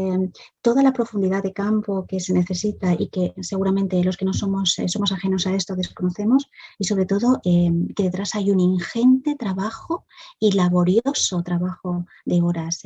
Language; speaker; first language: Spanish; native; Spanish